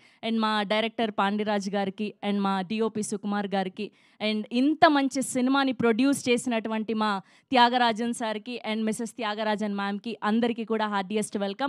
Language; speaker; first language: Telugu; native; Telugu